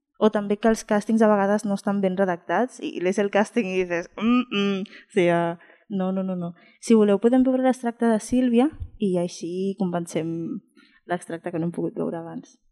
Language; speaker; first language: Catalan; non-native, fluent; Spanish